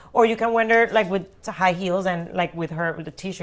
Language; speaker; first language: English; non-native, fluent; Spanish